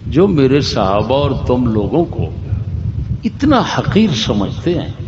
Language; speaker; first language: Urdu; non-native, local second language; Punjabi